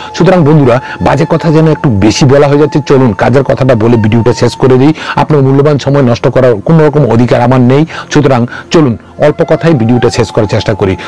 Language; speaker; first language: Bangla; non-native, local second language; Kok Borok